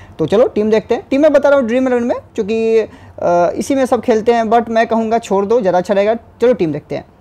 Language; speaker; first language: Hindi; native; Hindi